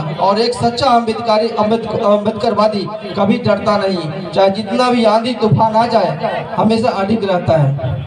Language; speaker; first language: Hindi; native; Hindi